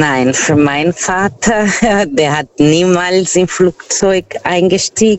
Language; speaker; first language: German; non-native, fluent; Portuguese